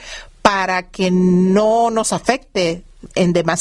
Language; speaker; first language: Spanish; native; Spanish